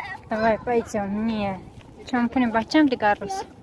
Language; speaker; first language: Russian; non-native, local second language; Tajik